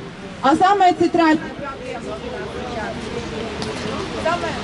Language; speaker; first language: Russian; non-native, local second language; Latvian